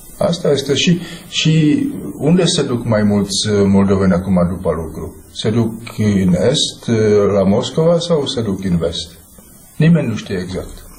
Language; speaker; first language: Romanian; non-native, fluent; Czech